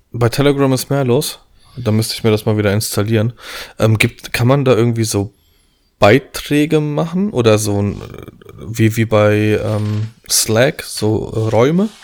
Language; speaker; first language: German; early bilingual, other home language; Polish